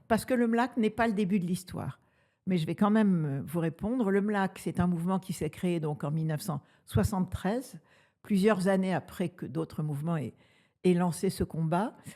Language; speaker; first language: French; native; French